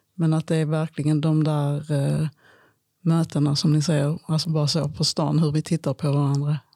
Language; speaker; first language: Swedish; early bilingual, other home language; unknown